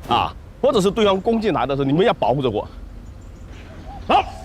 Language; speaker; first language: Chinese; native; Chinese